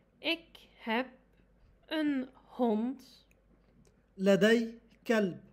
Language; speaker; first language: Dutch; non-native, fluent; Arabic